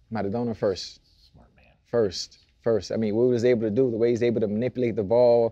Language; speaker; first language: English; native; English